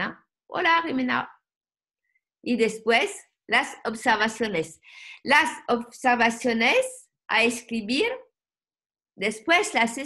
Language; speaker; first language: Spanish; non-native, learner; French